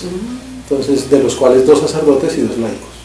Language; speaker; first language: Spanish; native; Spanish